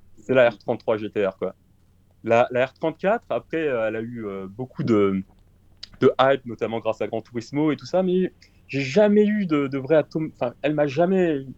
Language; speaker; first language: French; early bilingual, other home language; Portuguese